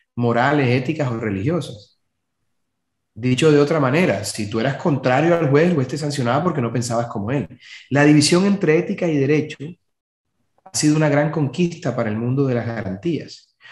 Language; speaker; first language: Spanish; native; Spanish